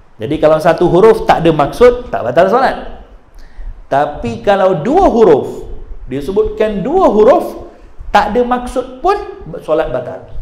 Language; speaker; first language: Malay; native; Malay